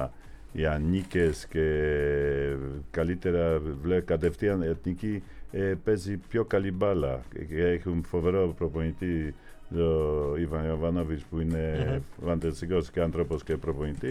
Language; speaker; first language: Greek; non-native, fluent; Polish